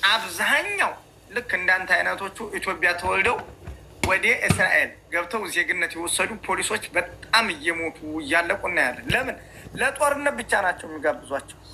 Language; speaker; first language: Amharic; native; Amharic